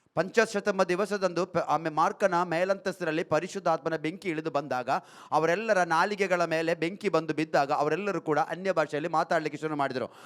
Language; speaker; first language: Kannada; non-native, local second language; Malayalam